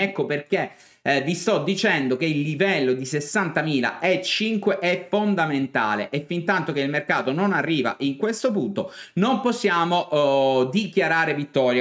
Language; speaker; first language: Italian; native; Italian